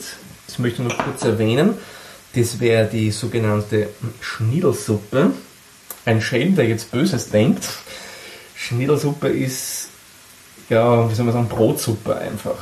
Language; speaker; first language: German; native; German